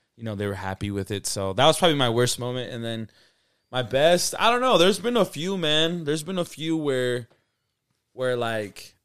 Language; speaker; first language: English; native; English